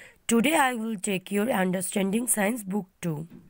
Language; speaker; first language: English; non-native, local second language; Bangla